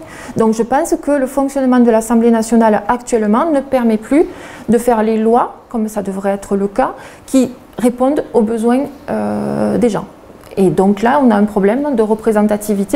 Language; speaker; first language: French; native; French